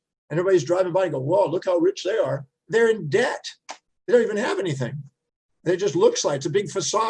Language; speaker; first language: English; native; English